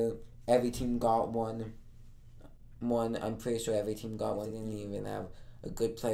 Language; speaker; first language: English; native; English